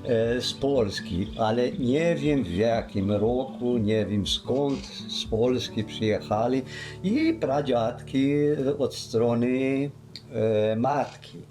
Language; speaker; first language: Polish; early bilingual, heritage; Polish